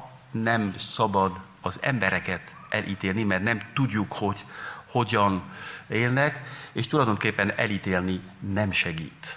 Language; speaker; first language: Hungarian; non-native, fluent; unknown